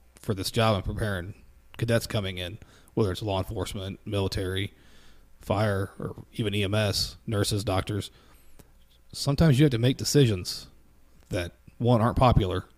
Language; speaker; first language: English; native; English